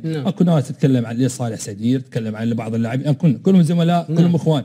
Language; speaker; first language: Arabic; native; Arabic